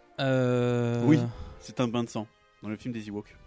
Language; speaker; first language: French; native; French